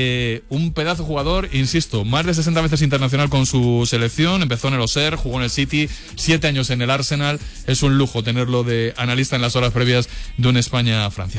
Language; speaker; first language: Spanish; native; Spanish